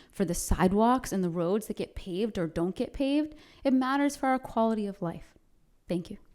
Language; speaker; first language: English; native; English